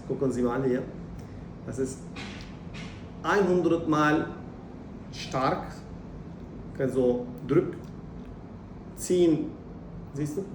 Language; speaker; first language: German; non-native, learner; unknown